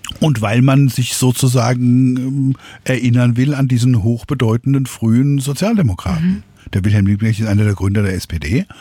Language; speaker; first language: German; native; German